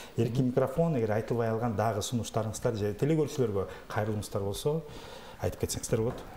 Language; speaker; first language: Kyrgyz; native; Kyrgyz